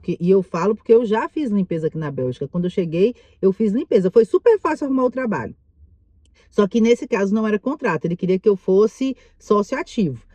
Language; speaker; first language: Portuguese; native; Portuguese